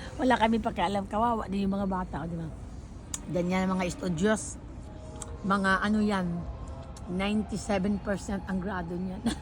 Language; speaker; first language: Filipino; native; Filipino